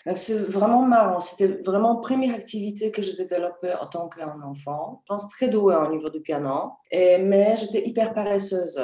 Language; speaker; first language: French; non-native, fluent; Polish